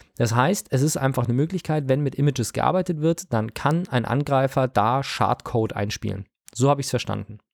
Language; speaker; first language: German; native; German